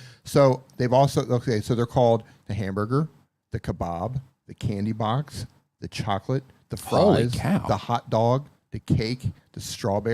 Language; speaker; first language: English; native; English